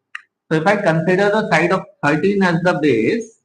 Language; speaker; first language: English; non-native, local second language; Hindi